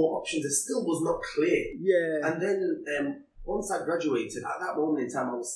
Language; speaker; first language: English; early bilingual, other home language; Cantonese